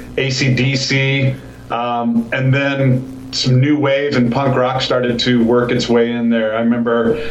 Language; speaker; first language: English; native; English